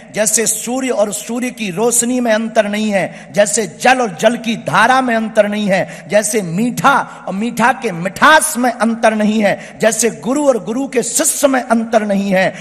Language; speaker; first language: Hindi; native; Hindi